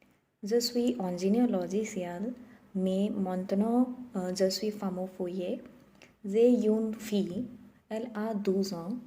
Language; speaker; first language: French; non-native, learner; Odia